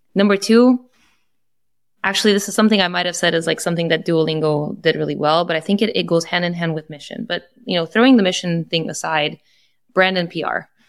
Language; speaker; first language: English; non-native, fluent; Portuguese